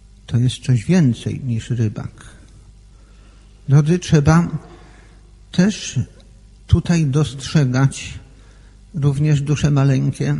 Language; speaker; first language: Polish; native; Polish